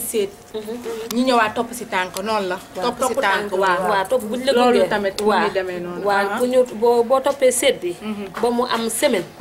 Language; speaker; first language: Wolof; non-native, local second language; Fula